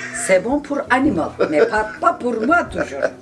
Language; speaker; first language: French; non-native, learner; Turkish